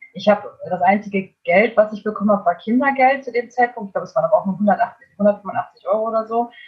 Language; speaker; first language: German; native; German